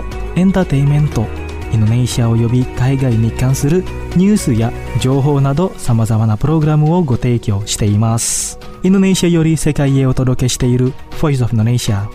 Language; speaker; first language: Japanese; non-native, fluent; Indonesian